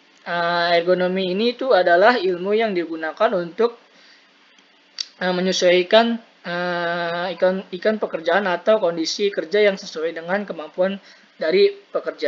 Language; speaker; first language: Indonesian; native; Indonesian